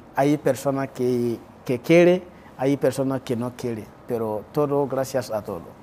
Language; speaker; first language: Spanish; non-native, fluent; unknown